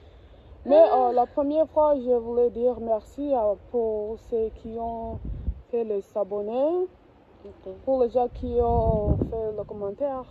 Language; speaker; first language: French; non-native, learner; Kinyarwanda